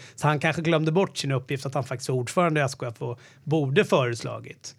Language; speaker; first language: Swedish; native; Swedish